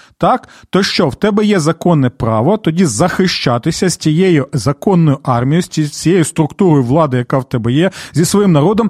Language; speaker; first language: Ukrainian; non-native, local second language; Russian